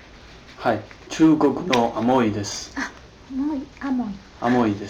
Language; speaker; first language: Japanese; non-native, learner; Chinese